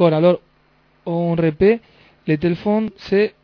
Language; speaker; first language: French; non-native, learner; Spanish